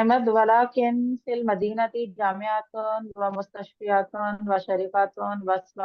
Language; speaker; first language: Arabic; non-native, learner; Hindi